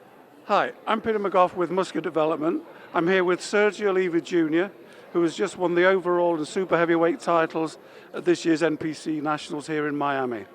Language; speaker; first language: English; native; English